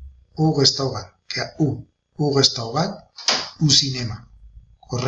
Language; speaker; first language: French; non-native, fluent; Spanish